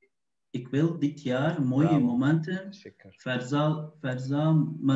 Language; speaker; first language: Dutch; non-native, learner; Turkish